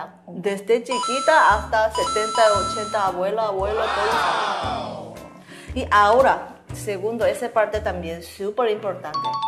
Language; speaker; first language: Spanish; non-native, learner; Korean